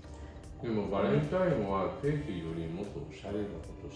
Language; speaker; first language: Japanese; non-native, fluent; French